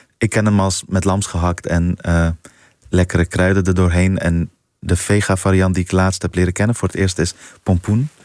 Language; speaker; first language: Dutch; early bilingual, other home language; Persian